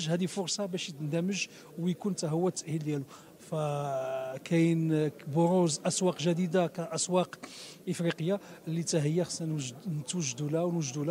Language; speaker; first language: Arabic; native; Arabic